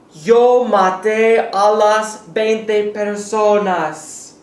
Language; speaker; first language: Spanish; non-native, fluent; English